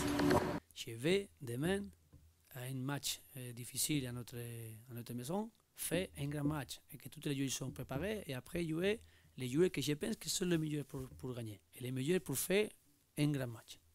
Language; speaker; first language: French; non-native, learner; Spanish